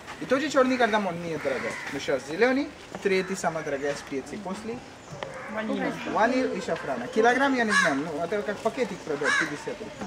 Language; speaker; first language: Russian; non-native, learner; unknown